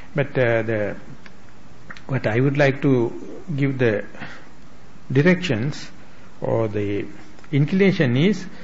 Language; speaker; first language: English; non-native, local second language; Sinhala